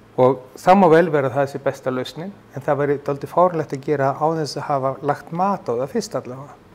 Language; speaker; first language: Icelandic; non-native, fluent; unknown